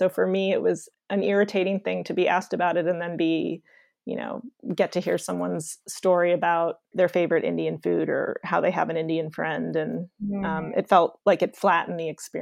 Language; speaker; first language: English; native; English